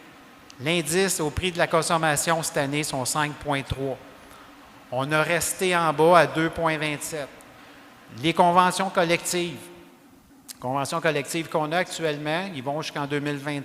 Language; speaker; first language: French; native; French